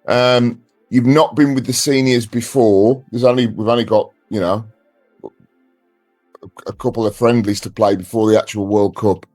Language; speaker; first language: English; native; English